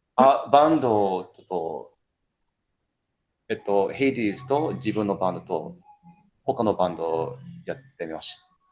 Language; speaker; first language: Japanese; non-native, fluent; English